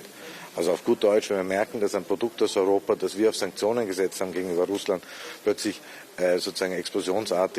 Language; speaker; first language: German; native; German